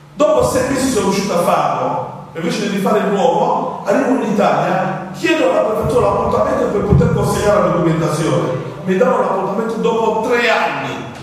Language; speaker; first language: Italian; non-native, fluent; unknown